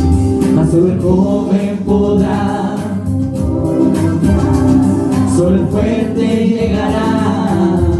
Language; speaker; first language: Spanish; native; Spanish